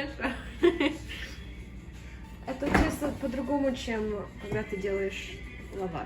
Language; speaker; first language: Russian; early bilingual, heritage; Russian